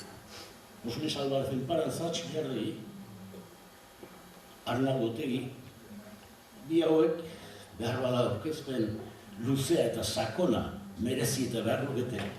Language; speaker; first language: Basque; native; Basque